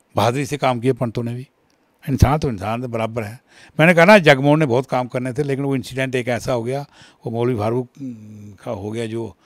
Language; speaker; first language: Hindi; non-native, local second language; Kashmiri